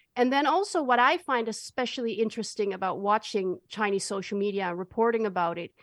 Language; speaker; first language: English; non-native, fluent; Dutch